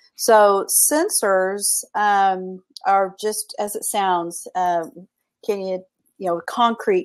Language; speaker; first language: English; native; English